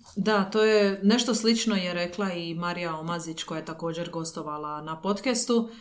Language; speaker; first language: Croatian; native; Croatian